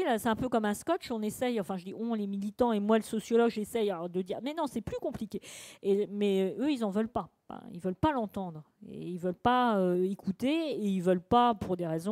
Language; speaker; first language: French; native; French